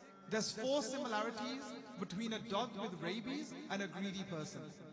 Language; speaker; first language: English; early bilingual, other home language; Punjabi